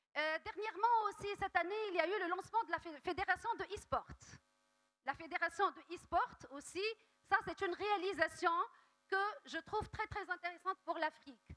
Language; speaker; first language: French; non-native, local second language; Arabic